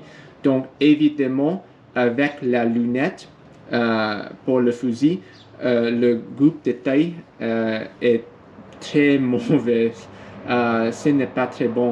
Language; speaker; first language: French; non-native, learner; English